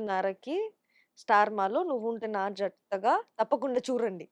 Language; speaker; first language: Telugu; non-native, learner; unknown